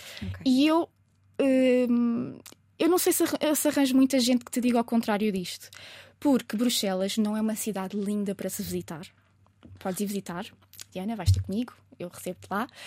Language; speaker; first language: Portuguese; native; Portuguese